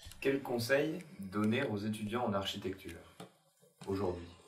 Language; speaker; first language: French; native; French